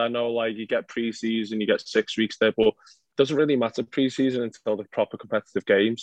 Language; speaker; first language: English; native; English